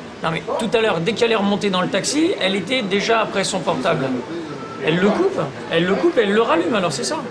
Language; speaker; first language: French; native; French